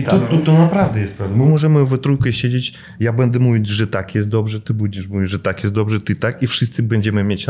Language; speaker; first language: Polish; non-native, fluent; Russian